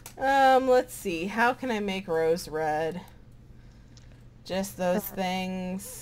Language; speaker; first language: English; native; English